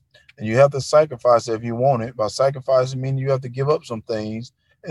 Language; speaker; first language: English; native; English